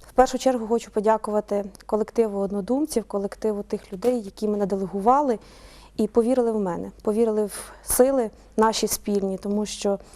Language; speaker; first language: Ukrainian; native; Ukrainian